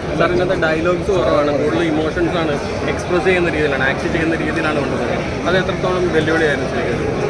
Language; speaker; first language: Malayalam; native; Malayalam